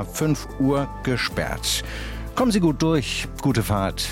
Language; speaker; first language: German; native; German